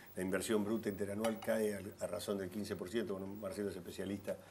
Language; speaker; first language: Spanish; native; Spanish